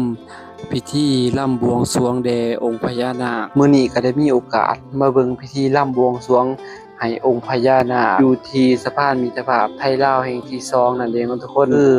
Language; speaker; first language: Thai; non-native, local second language; Lao